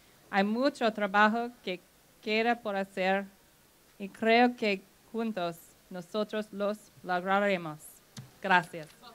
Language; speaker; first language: Spanish; non-native, fluent; English